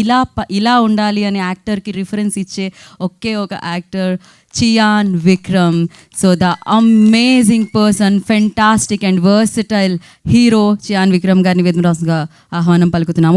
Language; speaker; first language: Telugu; native; Telugu